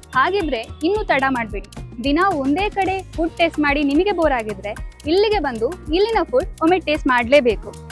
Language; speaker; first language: Kannada; native; Kannada